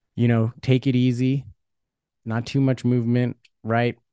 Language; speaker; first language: English; early bilingual, other home language; Dutch